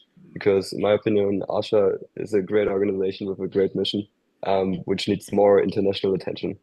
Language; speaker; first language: English; non-native, fluent; German